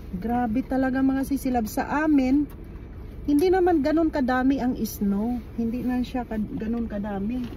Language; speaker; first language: Filipino; non-native, local second language; Cebuano